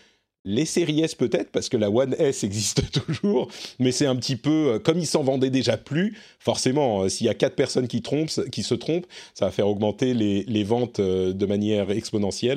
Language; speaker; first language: French; native; French